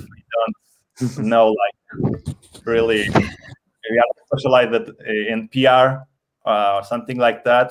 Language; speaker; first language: English; non-native, learner; Turkish